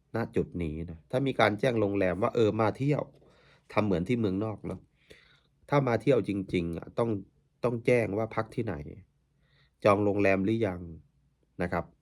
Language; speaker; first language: Thai; native; Thai